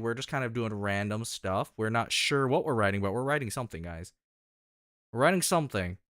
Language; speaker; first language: English; native; English